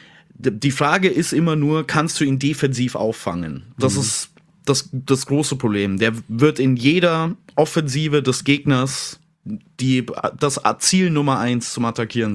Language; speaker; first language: German; native; German